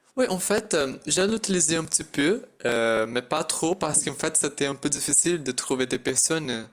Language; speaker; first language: French; non-native, fluent; Portuguese